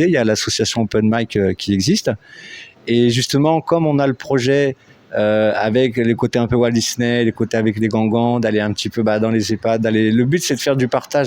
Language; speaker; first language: French; native; French